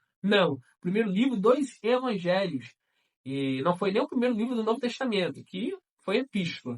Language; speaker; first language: Portuguese; native; Portuguese